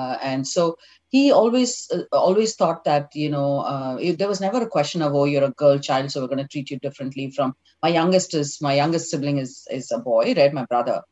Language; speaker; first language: English; non-native, local second language; Tamil